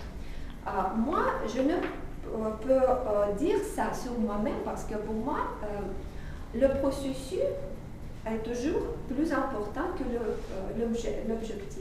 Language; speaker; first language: French; non-native, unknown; Russian